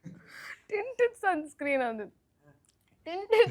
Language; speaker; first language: Tamil; non-native, learner; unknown